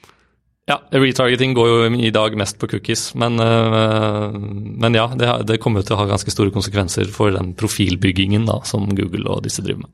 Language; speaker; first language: Norwegian; native; Norwegian